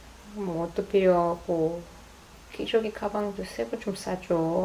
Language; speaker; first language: Korean; non-native, fluent; Russian